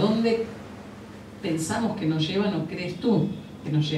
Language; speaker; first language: Spanish; native; Spanish